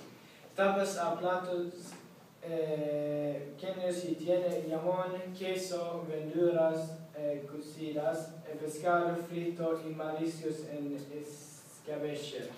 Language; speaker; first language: Spanish; non-native, learner; Swedish